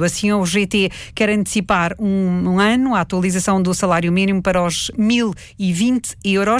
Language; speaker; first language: Portuguese; native; Portuguese